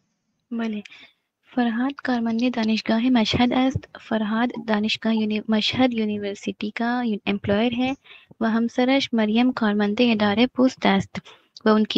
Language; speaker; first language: Persian; non-native, learner; Urdu